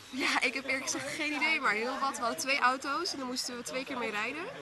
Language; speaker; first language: Dutch; native; Dutch